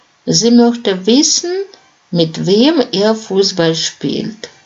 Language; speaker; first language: German; non-native, fluent; Russian